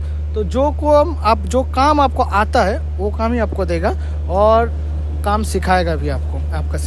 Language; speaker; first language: Hindi; non-native, local second language; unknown